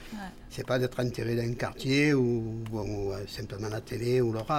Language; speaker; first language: French; native; French